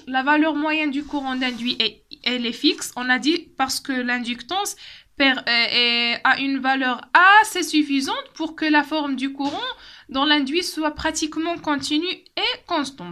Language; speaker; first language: French; non-native, local second language; Arabic